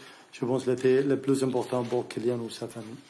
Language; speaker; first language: French; non-native, learner; Arabic